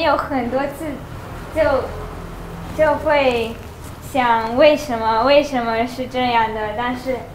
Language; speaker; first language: Chinese; early bilingual, other home language; Spanish